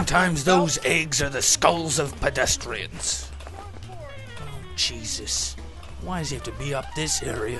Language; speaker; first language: English; native; English